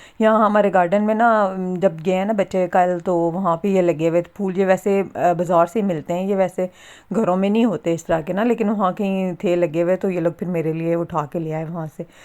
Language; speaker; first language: Urdu; native; Urdu